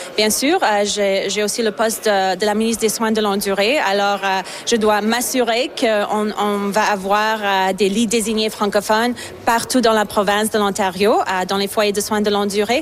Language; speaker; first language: French; non-native, fluent; Slovak